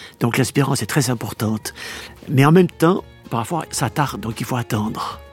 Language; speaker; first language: French; native; French